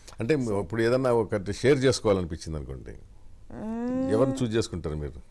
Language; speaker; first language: Telugu; native; Telugu